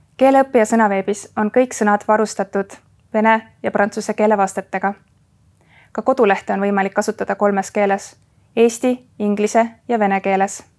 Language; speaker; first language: Estonian; native; Estonian